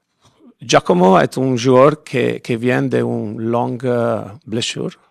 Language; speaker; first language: French; non-native, fluent; Italian